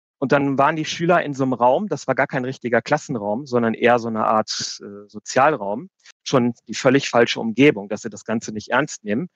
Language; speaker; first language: German; native; German